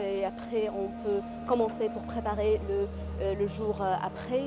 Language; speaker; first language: French; non-native, learner; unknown